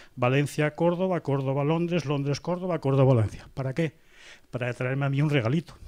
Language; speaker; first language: Spanish; native; Spanish